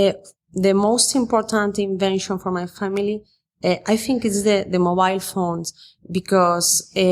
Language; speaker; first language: English; non-native, fluent; Spanish